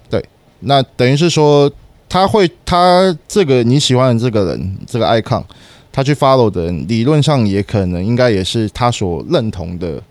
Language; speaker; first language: Chinese; native; Chinese